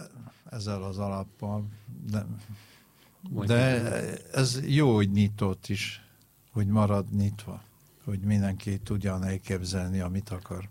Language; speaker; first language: Hungarian; non-native, fluent; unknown